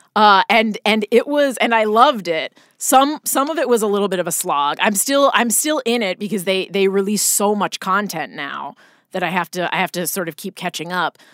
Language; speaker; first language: English; native; English